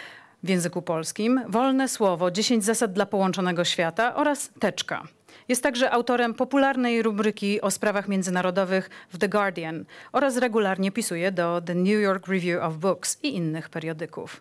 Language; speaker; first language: Polish; native; Polish